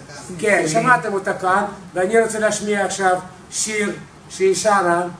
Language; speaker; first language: Hebrew; non-native, fluent; Russian